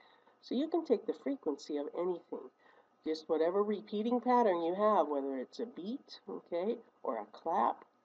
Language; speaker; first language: English; native; English